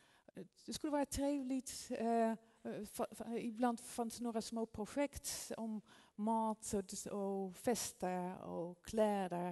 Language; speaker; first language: Swedish; non-native, fluent; Dutch